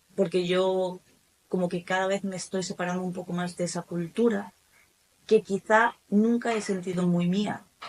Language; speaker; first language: Spanish; native; Spanish